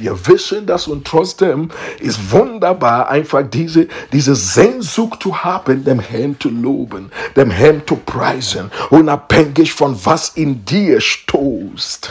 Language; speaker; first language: German; non-native, learner; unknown